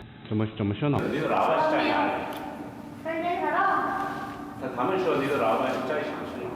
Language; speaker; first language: Chinese; non-native, learner; Korean